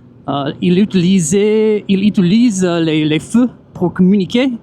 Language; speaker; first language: French; non-native, fluent; English